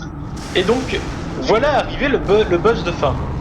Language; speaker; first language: French; native; French